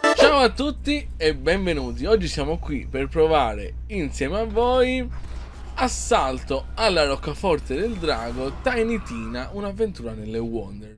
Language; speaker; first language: Italian; native; Italian